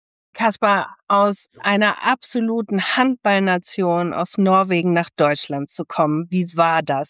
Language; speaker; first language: German; native; German